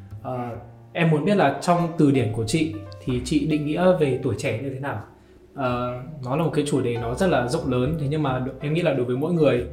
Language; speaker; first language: Vietnamese; native; Vietnamese